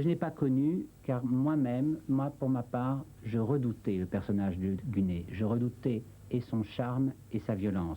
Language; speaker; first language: French; native; French